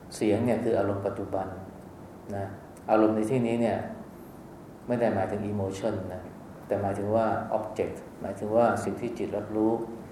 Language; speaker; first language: Thai; native; Thai